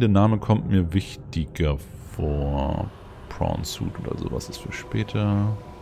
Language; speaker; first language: German; native; German